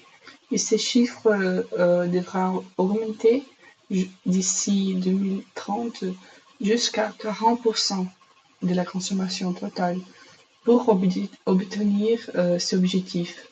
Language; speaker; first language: French; non-native, fluent; Portuguese